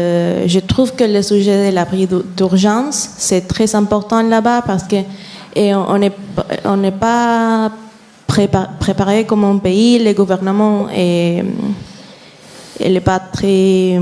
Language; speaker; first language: French; non-native, fluent; Spanish